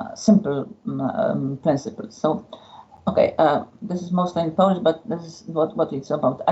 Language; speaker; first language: English; non-native, fluent; Polish